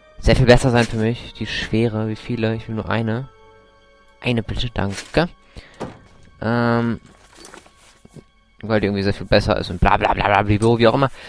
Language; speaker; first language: German; native; German